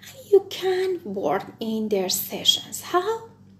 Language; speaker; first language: English; non-native, fluent; Persian